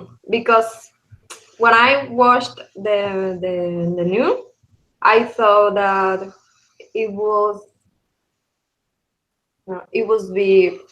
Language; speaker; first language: English; non-native, learner; Spanish